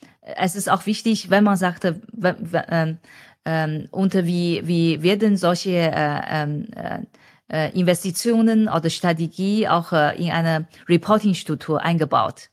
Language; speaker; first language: German; non-native, fluent; Chinese